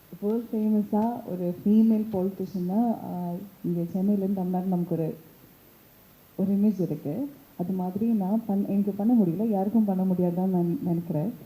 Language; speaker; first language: Tamil; early bilingual, heritage; Tamil